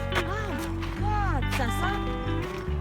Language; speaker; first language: French; native; French